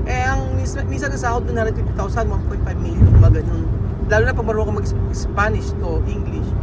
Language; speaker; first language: Filipino; native; Filipino